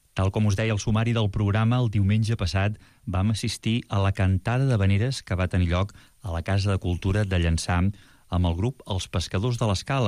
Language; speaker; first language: Catalan; native; Catalan